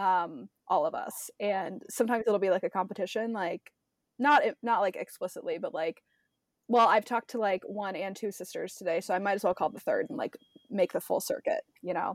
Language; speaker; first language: English; native; English